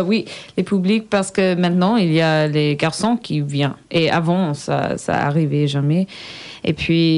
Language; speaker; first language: French; non-native, learner; English